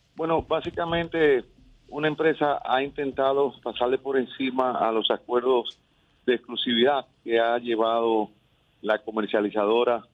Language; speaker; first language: Spanish; native; Spanish